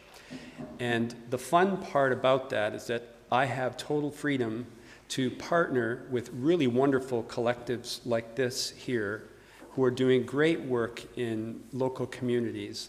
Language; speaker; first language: English; native; English